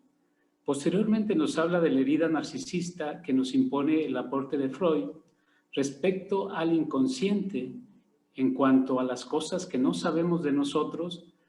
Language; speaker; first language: Spanish; native; Spanish